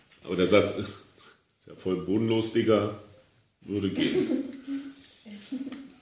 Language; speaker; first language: German; native; German